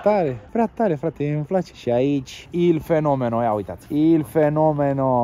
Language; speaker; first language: Romanian; native; Romanian